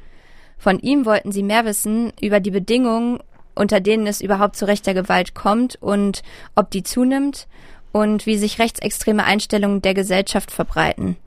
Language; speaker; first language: German; native; German